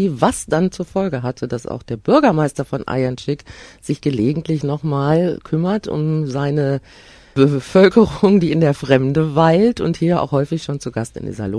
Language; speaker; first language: German; native; German